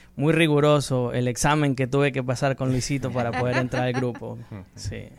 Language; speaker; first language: Spanish; native; Spanish